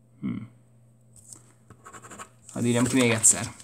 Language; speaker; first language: Hungarian; native; Hungarian